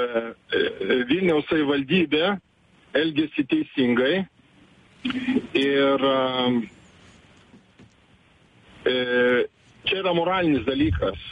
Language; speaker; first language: Lithuanian; native; Lithuanian